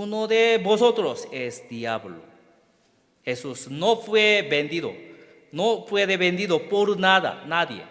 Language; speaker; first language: Spanish; non-native, learner; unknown